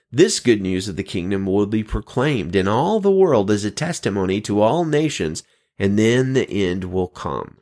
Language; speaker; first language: English; native; English